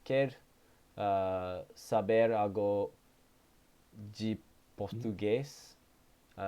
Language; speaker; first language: Portuguese; non-native, learner; English